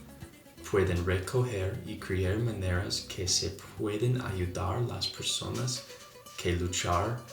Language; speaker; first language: Spanish; non-native, learner; English